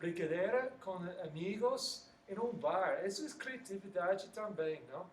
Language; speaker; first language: Portuguese; non-native, learner; English